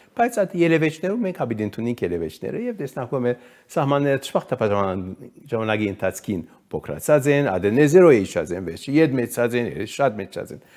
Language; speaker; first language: Armenian; early bilingual, heritage; Armenian